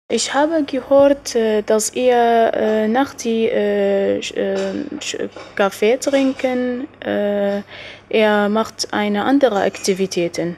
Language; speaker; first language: German; non-native, learner; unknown